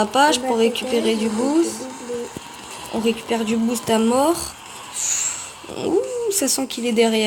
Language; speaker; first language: French; native; French